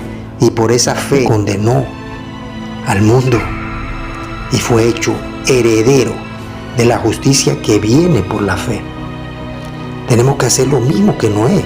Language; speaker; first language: Spanish; native; Spanish